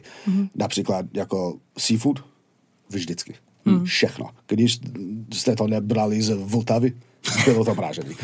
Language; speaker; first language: Czech; non-native, fluent; English